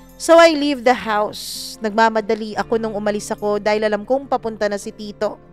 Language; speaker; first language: Filipino; non-native, local second language; Cebuano